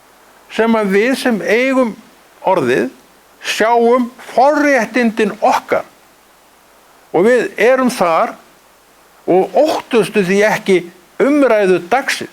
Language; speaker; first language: Icelandic; native; Icelandic